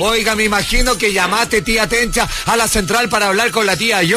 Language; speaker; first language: Spanish; native; Spanish